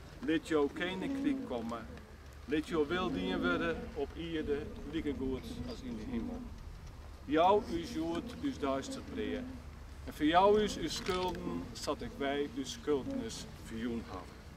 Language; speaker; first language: Dutch; non-native, local second language; Western Frisian